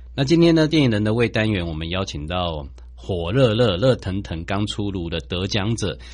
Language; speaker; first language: Chinese; native; Chinese